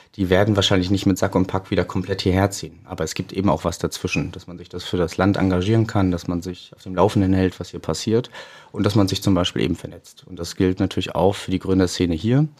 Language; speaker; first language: German; native; German